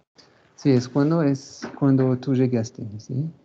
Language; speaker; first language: Spanish; non-native, fluent; French